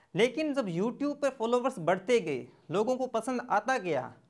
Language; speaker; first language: Hindi; native; Hindi